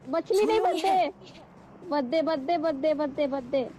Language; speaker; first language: Hindi; native; Hindi